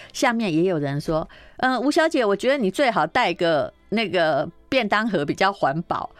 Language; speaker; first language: Chinese; native; Chinese